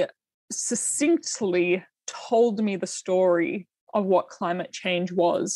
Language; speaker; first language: English; native; English